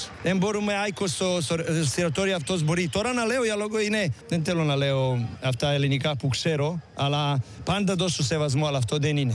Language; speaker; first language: Greek; non-native, learner; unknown